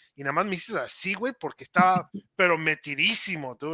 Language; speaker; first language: Spanish; early bilingual, heritage; Spanish